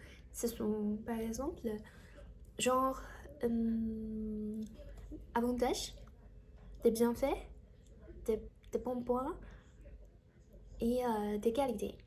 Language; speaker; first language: French; non-native, learner; Chinese